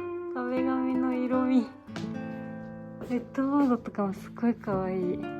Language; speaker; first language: Japanese; native; Japanese